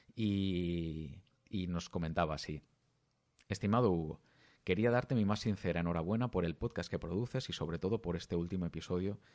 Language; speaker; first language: Spanish; native; Spanish